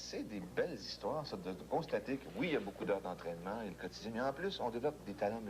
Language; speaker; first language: French; native; French